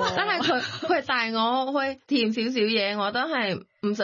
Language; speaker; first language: Cantonese; non-native, learner; Thai